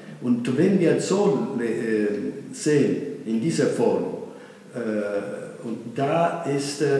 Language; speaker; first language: German; non-native, learner; Italian